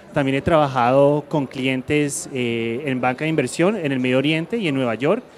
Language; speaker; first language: Spanish; early bilingual, heritage; Spanish